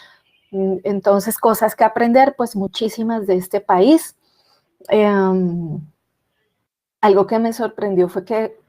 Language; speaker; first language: Spanish; native; Spanish